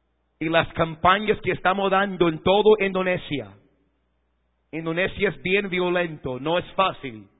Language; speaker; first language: Spanish; non-native, fluent; English